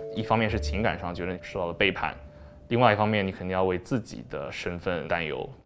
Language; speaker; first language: Chinese; native; Chinese